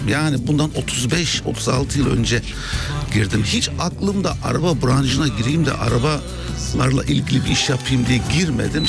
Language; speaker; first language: Turkish; early bilingual, heritage; German